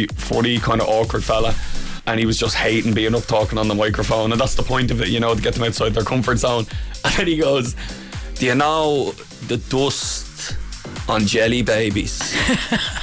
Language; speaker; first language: English; native; English